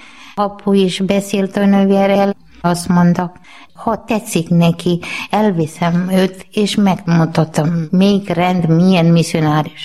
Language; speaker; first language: Hungarian; non-native, learner; Malayalam